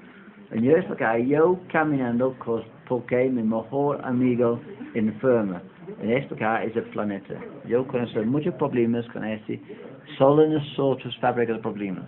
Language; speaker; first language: Spanish; non-native, learner; English